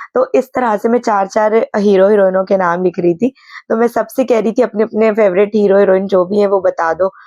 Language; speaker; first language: Hindi; native; Hindi